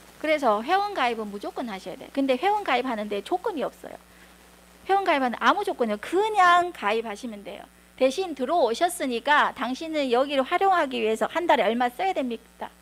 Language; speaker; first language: Korean; native; Korean